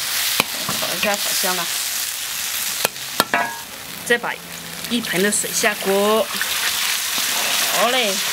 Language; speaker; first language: Chinese; native; Chinese